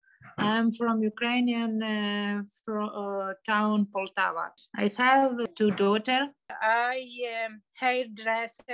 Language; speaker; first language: English; non-native, learner; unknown